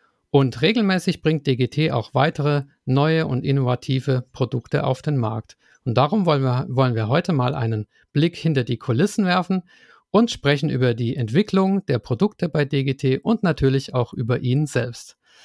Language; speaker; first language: German; native; German